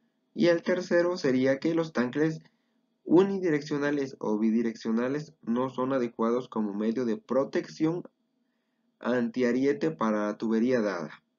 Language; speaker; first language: Spanish; native; Spanish